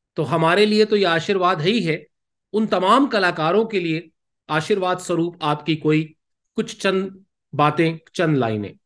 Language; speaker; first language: Hindi; native; Hindi